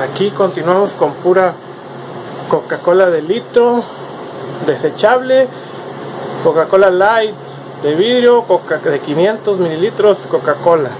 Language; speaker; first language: Spanish; native; Spanish